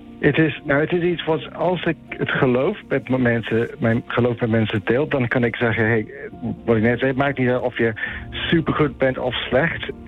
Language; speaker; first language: Dutch; non-native, fluent; English